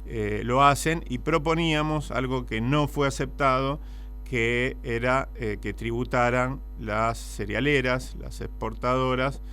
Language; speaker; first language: Spanish; native; Spanish